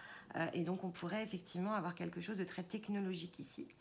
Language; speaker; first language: French; native; French